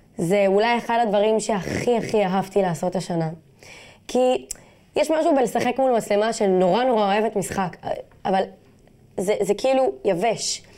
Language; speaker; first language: Hebrew; non-native, local second language; Arabic